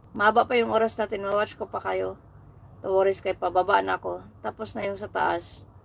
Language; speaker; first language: Filipino; non-native, local second language; Cebuano